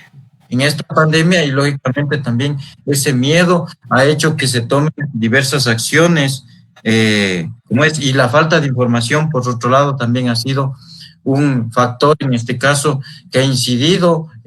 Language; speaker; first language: Spanish; native; Spanish